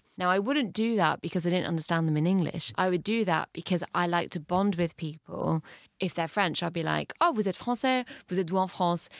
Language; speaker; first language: English; early bilingual, heritage; English